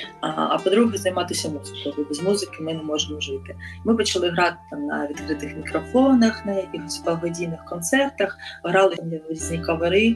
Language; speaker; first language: Ukrainian; native; Ukrainian